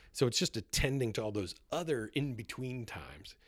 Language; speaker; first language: English; native; English